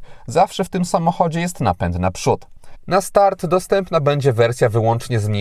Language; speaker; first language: Polish; native; Polish